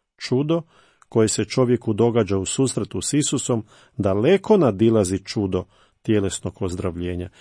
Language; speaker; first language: Croatian; native; Croatian